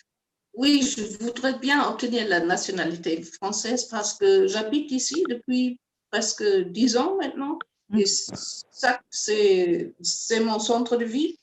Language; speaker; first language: French; non-native, fluent; German